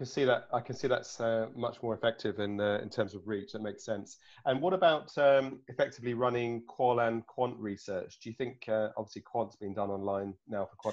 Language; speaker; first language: English; native; English